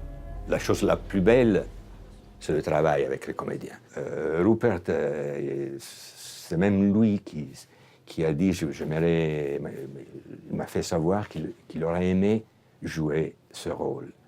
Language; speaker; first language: French; non-native, fluent; Italian